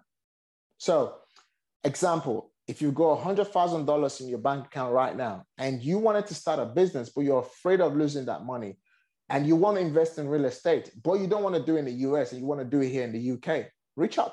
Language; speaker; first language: English; non-native, local second language; Yoruba